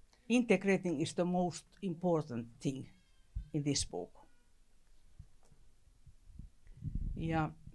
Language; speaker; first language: English; non-native, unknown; Finnish